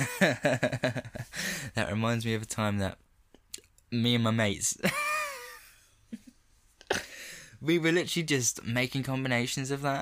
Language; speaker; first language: English; native; English